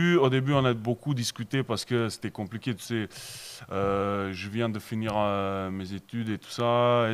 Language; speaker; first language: French; non-native, learner; Bosnian